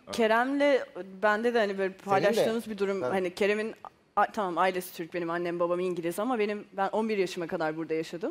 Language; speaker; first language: Turkish; non-native, local second language; English